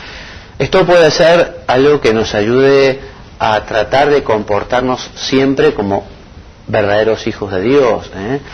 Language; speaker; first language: Spanish; native; Spanish